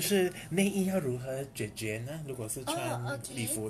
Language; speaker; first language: Chinese; native; Chinese